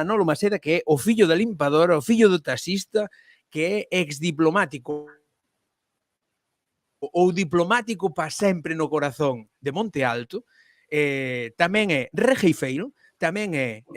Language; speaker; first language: Galician; native; Galician